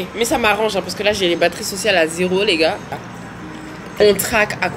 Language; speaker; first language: French; native; French